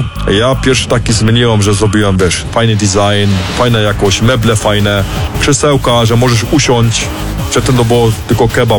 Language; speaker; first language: Polish; early bilingual, heritage; Polish